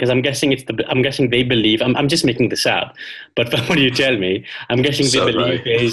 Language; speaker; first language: English; non-native, local second language; Khasi